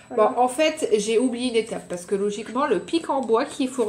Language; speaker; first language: French; native; French